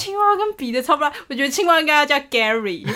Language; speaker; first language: Chinese; native; Chinese